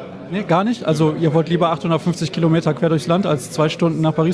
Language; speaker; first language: German; native; German